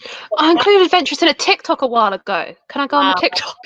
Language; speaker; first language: English; native; English